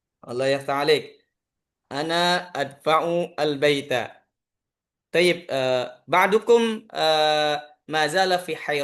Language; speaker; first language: Arabic; non-native, fluent; Indonesian